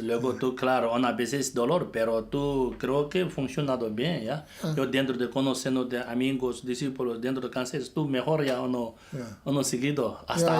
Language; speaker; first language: Spanish; non-native, learner; Tibetan